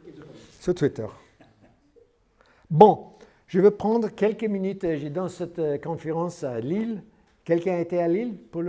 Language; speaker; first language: French; non-native, learner; English